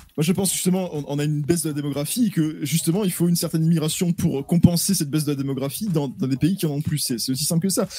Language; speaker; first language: French; native; French